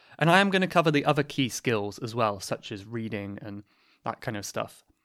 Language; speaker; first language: English; native; English